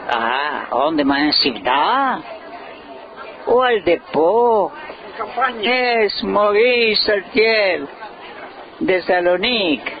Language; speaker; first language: Spanish; early bilingual, heritage; Ladino